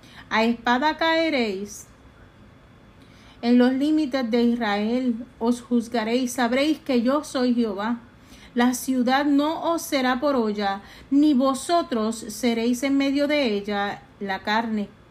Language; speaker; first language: Spanish; native; Spanish